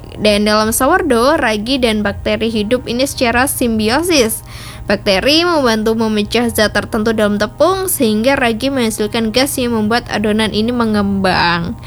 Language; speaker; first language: Indonesian; native; Indonesian